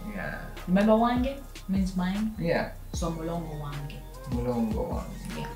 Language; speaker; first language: English; non-native, local second language; Ganda